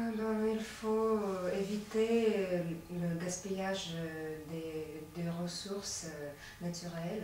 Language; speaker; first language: French; non-native, learner; Latvian